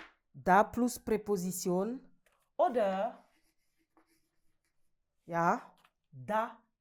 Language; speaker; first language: German; non-native, learner; French